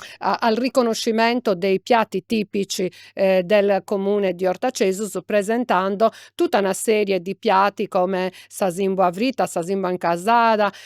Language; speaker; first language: Italian; native; Italian